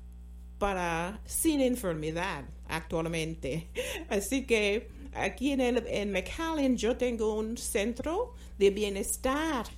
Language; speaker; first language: Spanish; non-native, fluent; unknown